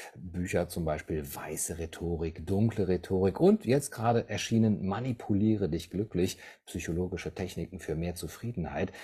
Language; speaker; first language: German; native; German